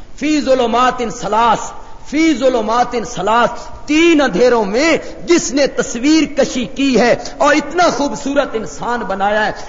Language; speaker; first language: Urdu; non-native, local second language; Punjabi